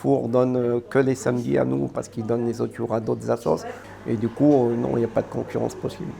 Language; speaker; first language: French; native; French